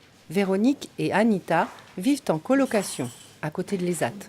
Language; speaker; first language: French; native; French